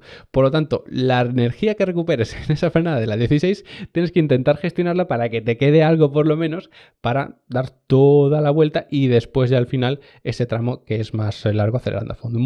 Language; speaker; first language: Spanish; native; Spanish